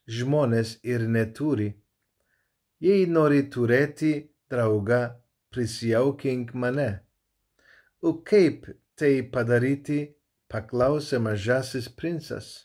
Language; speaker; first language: Lithuanian; non-native, learner; Turkish